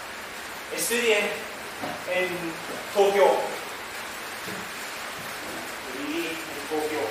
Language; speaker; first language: Spanish; non-native, learner; Japanese